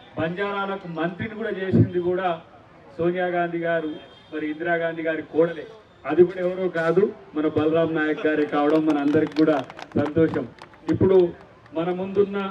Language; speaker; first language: Telugu; native; Telugu